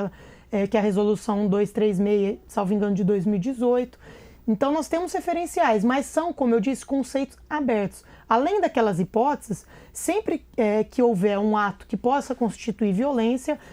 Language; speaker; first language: Portuguese; native; Portuguese